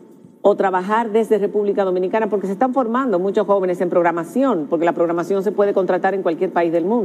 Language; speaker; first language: Spanish; native; Spanish